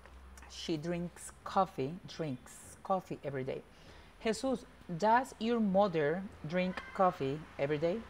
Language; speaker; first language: English; non-native, fluent; Spanish